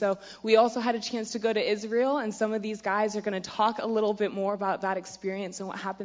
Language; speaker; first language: English; native; English